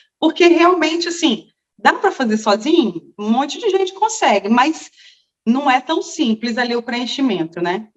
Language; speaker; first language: Portuguese; native; Portuguese